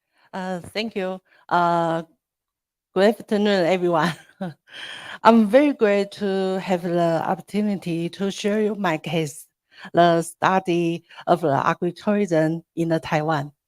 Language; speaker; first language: English; non-native, learner; Chinese